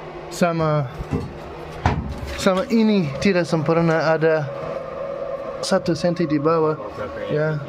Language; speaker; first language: Indonesian; non-native, learner; English